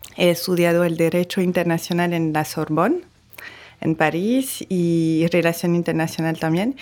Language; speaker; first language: Spanish; non-native, fluent; French